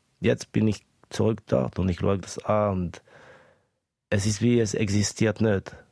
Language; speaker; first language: German; early bilingual, other home language; Estonian